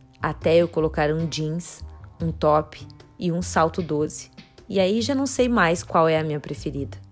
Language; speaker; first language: Portuguese; native; Portuguese